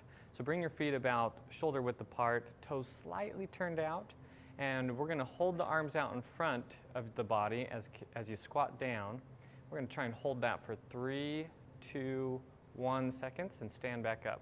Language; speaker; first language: English; native; English